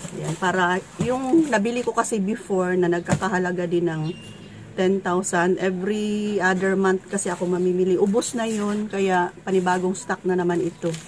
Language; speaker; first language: Filipino; native; Filipino